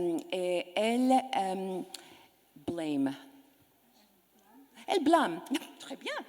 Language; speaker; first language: French; non-native, learner; English